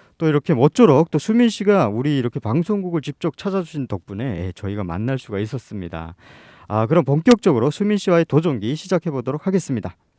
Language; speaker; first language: Korean; native; Korean